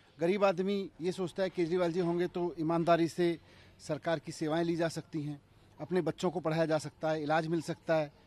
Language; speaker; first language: Hindi; native; Hindi